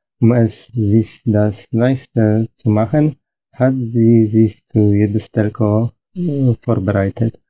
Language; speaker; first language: German; non-native, fluent; Polish